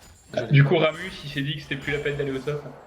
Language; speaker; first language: French; native; French